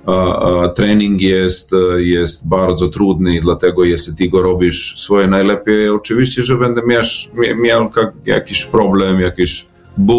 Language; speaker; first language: Polish; non-native, learner; Serbian